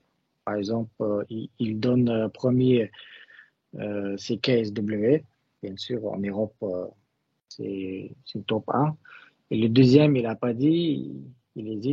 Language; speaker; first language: French; non-native, learner; Russian